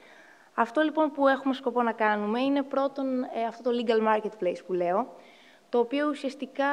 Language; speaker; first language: Greek; native; Greek